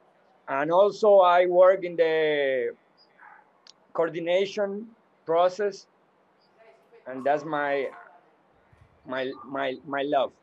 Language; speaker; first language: English; non-native, fluent; Spanish